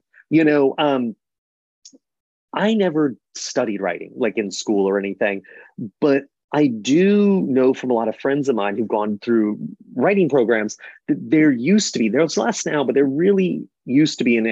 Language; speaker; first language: English; native; English